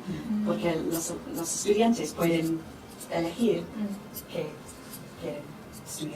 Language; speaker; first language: Spanish; non-native, learner; Japanese